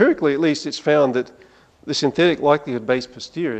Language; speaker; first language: English; native; English